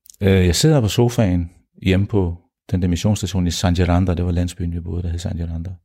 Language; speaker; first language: Danish; early bilingual, heritage; Danish